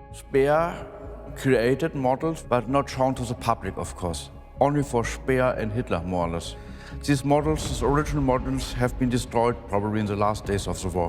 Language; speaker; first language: English; non-native, fluent; German